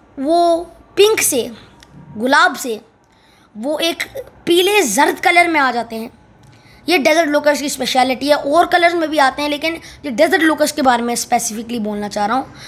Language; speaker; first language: Urdu; non-native, local second language; Punjabi